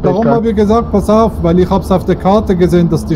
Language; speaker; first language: German; native; German